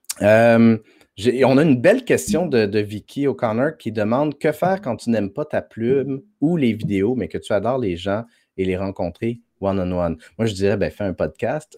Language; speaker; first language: French; native; French